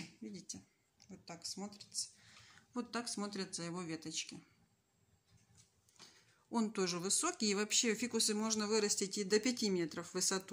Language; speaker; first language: Russian; native; Russian